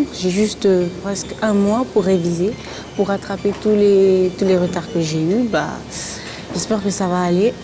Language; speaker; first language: French; non-native, local second language; Comorian